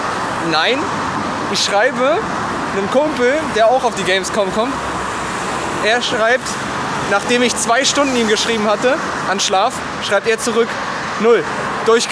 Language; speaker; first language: German; native; German